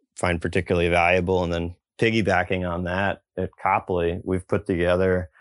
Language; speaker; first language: English; native; English